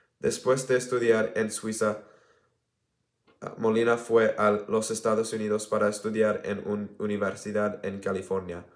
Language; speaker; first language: Spanish; non-native, learner; English